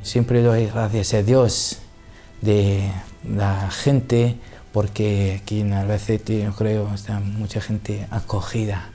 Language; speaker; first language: Spanish; non-native, learner; Assyrian Neo-Aramaic